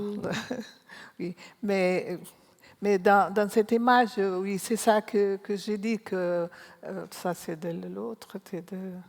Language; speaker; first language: French; non-native, learner; Portuguese